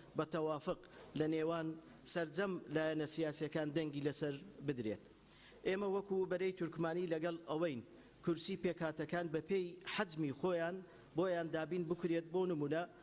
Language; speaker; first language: Central Kurdish; non-native, local second language; Turkish